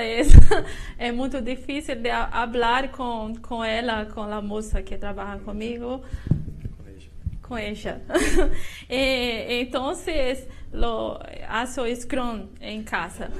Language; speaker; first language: Spanish; non-native, learner; Portuguese